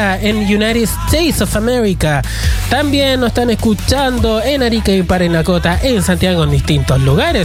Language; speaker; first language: Spanish; native; Spanish